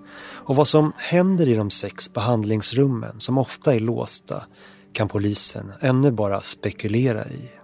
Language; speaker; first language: Swedish; native; Swedish